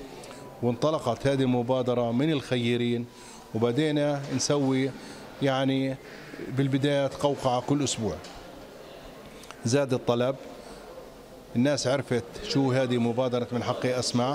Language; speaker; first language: Arabic; native; Arabic